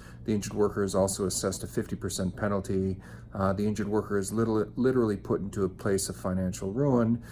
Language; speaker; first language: English; native; English